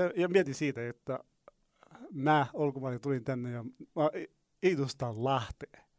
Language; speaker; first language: Finnish; non-native, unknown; Arabic